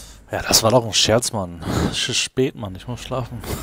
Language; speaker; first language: German; native; German